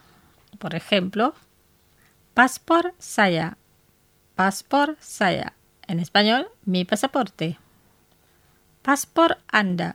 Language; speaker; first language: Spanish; non-native, fluent; Indonesian